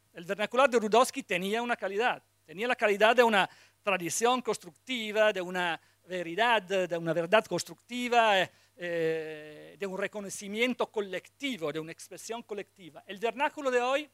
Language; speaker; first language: Spanish; non-native, fluent; Italian